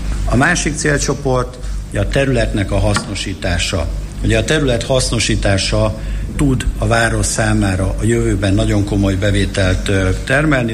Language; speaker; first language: Hungarian; native; Hungarian